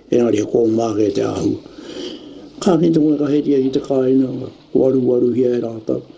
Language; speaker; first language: Māori; native; Māori